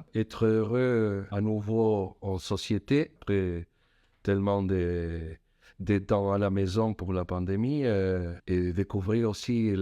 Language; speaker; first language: French; non-native, fluent; Spanish